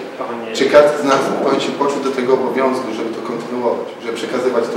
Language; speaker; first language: Polish; native; Polish